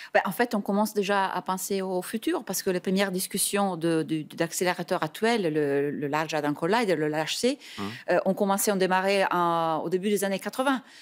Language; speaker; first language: French; non-native, fluent; Italian